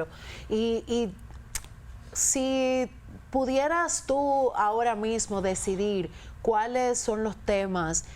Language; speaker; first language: Spanish; native; Spanish